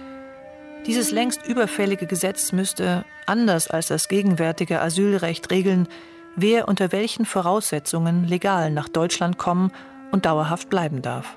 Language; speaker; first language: German; native; German